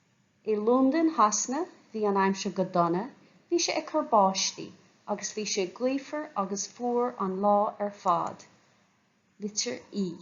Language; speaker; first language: Irish; non-native, fluent; English